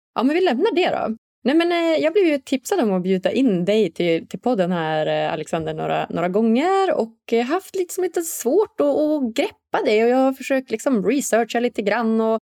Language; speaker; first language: Swedish; native; Swedish